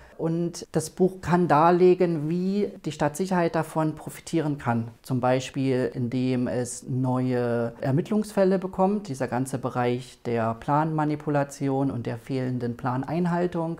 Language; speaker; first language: German; native; German